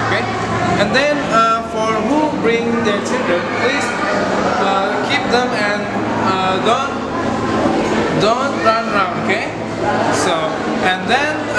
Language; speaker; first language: English; non-native, learner; Indonesian